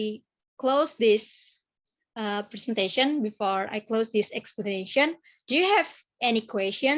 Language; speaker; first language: English; non-native, learner; Indonesian